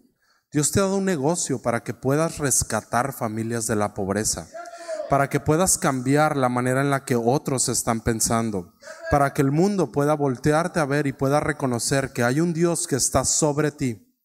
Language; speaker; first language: Spanish; native; Spanish